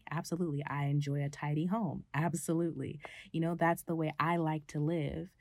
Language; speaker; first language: English; native; English